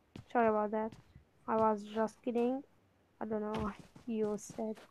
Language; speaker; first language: English; non-native, learner; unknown